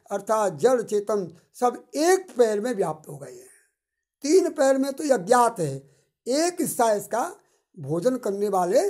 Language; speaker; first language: Hindi; native; Hindi